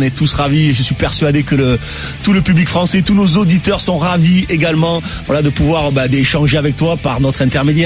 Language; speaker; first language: French; native; French